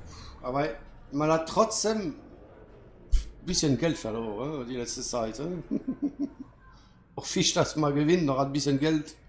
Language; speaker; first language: German; non-native, fluent; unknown